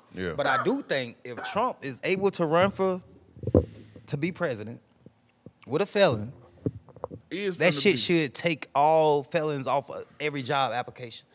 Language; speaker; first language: English; native; English